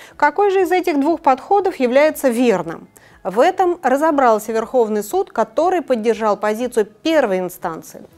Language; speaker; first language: Russian; native; Russian